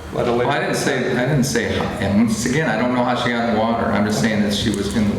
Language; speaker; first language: English; native; English